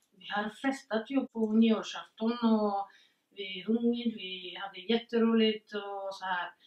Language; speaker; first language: Swedish; non-native, fluent; Bulgarian